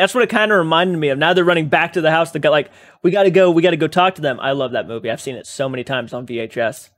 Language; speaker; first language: English; native; English